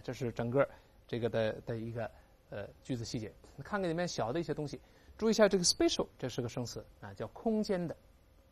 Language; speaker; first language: Chinese; native; Chinese